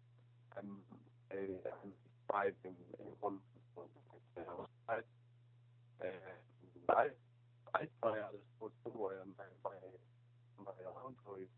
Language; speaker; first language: English; non-native, fluent; Slovenian